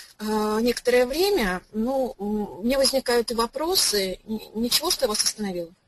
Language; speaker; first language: Russian; native; Russian